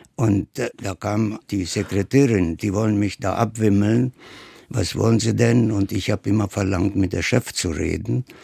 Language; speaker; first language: German; non-native, fluent; Italian